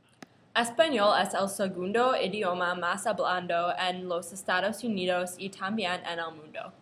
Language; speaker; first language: Spanish; non-native, learner; English